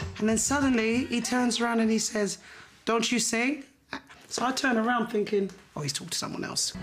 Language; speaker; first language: English; native; English